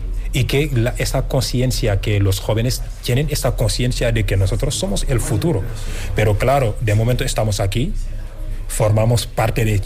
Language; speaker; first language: Spanish; non-native, fluent; Wolof